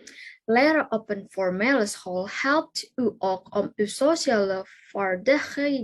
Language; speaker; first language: Dutch; non-native, learner; Indonesian